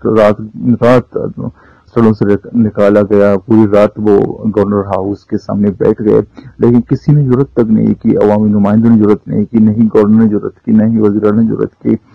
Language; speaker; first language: Urdu; non-native, local second language; Baluchi